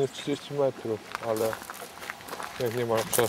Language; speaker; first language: Polish; native; Polish